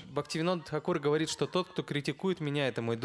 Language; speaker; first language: Russian; native; Russian